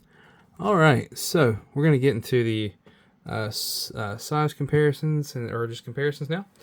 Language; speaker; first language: English; native; English